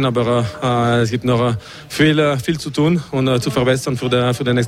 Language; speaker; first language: German; non-native, learner; French